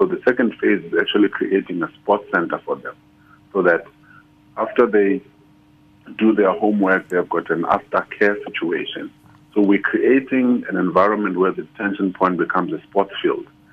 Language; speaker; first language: English; non-native, local second language; Xhosa